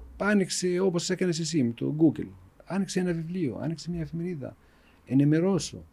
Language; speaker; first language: Greek; non-native, fluent; Arabic